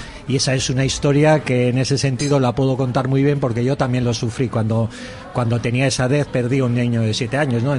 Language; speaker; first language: Spanish; native; Spanish